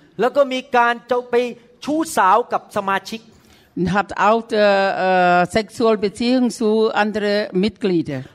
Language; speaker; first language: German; non-native, learner; Thai